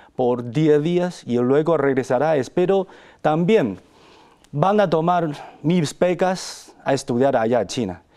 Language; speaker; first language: Spanish; non-native, fluent; Chinese